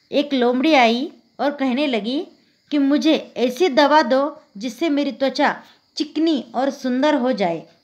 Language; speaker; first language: Hindi; non-native, local second language; Marathi